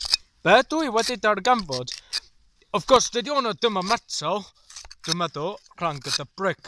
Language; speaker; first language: Welsh; non-native, learner; English